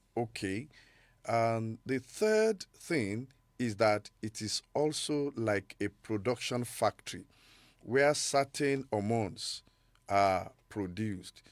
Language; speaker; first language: English; non-native, local second language; Yoruba